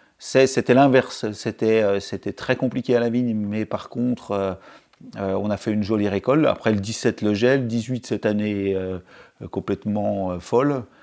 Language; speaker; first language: French; native; French